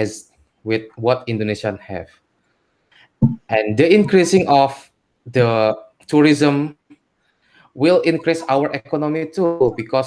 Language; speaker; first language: English; non-native, learner; Indonesian